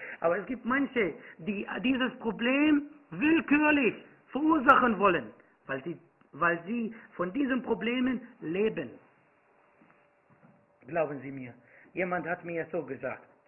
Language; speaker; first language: German; non-native, fluent; Arabic